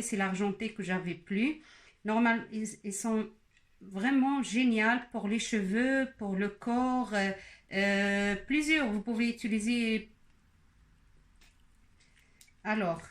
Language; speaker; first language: French; non-native, local second language; Arabic